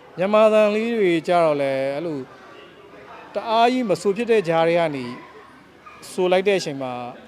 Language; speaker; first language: Burmese; non-native, local second language; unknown